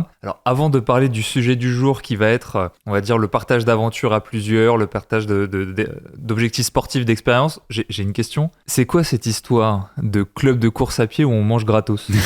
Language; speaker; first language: French; native; French